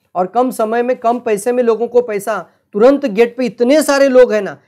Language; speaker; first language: Hindi; non-native, local second language; Marathi